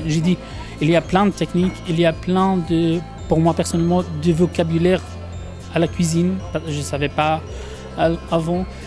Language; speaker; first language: French; non-native, fluent; Arabic